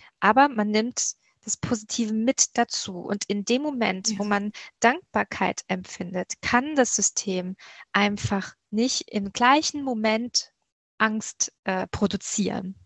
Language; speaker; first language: German; native; German